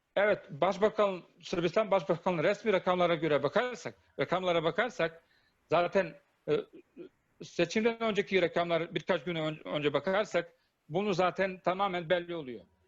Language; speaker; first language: Turkish; non-native, fluent; Bosnian